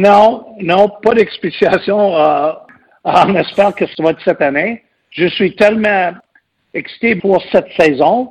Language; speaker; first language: French; non-native, local second language; English